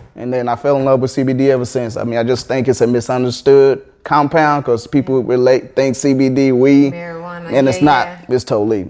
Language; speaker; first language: English; early bilingual, other home language; Akan